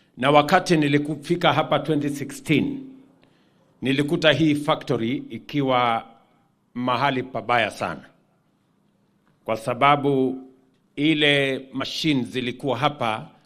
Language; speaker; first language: Swahili; non-native, local second language; Kalenjin